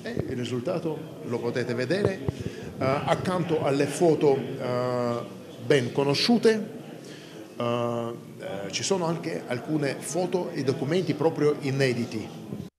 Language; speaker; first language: Italian; non-native, fluent; Russian